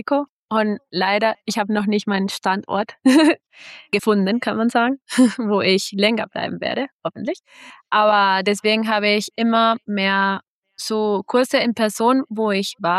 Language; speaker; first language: German; non-native, fluent; Spanish